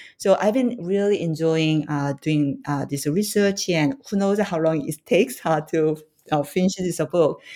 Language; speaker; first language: English; non-native, fluent; Korean